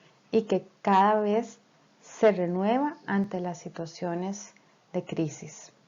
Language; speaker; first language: Spanish; native; Spanish